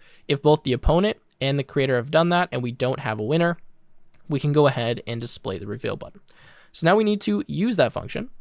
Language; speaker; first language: English; native; English